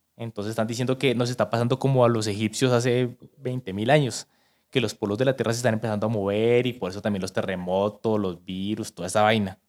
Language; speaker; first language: Spanish; native; Spanish